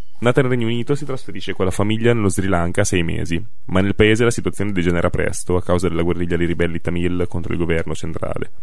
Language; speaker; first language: Italian; native; Italian